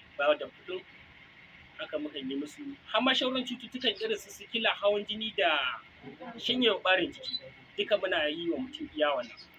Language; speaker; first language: Hausa; native; Hausa